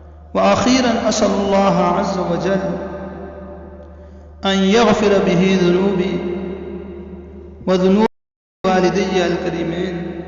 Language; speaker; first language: Arabic; non-native, fluent; Urdu